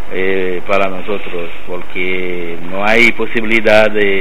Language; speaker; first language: Spanish; non-native, learner; Haitian Creole